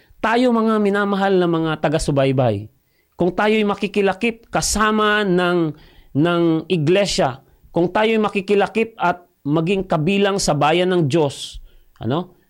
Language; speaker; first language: Filipino; non-native, local second language; Cebuano